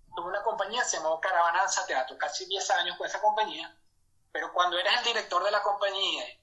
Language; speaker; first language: Spanish; native; Spanish